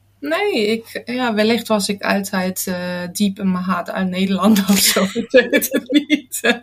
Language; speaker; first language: Dutch; non-native, fluent; German